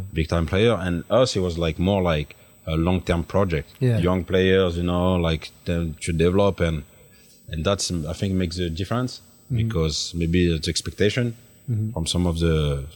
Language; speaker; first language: English; non-native, fluent; French